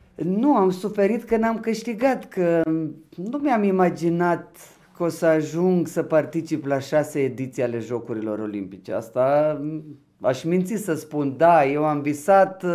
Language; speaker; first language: Romanian; non-native, local second language; Ukrainian